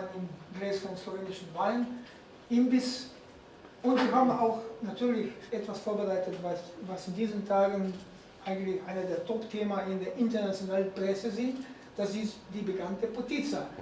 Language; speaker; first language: German; non-native, fluent; Slovenian